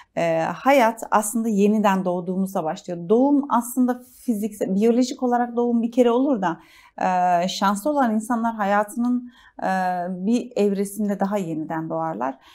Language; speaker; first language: Turkish; native; Turkish